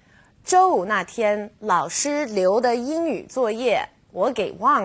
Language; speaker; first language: Chinese; non-native, fluent; English